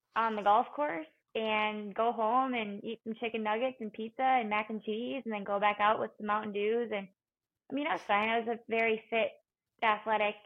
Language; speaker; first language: English; native; English